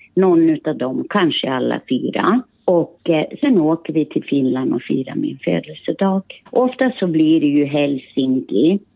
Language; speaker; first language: Swedish; early bilingual, other home language; Finnish